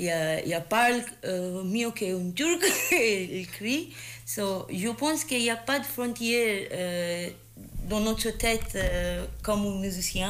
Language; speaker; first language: French; non-native, learner; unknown